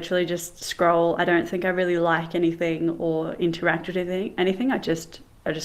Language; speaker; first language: English; native; English